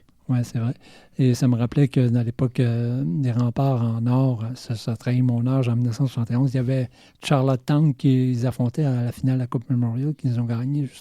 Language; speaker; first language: French; native; French